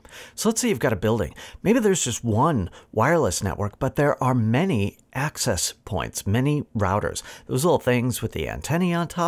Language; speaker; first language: English; native; English